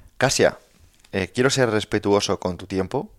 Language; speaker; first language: Spanish; native; Spanish